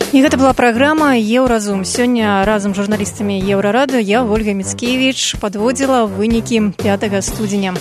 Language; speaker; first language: Belarusian; native; Belarusian